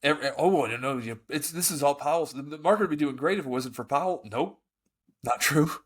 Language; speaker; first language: English; native; English